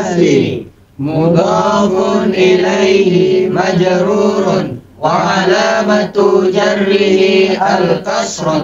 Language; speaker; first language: Arabic; non-native, learner; Indonesian